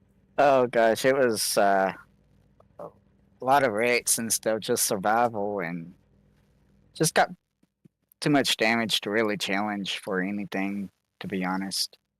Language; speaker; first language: English; native; English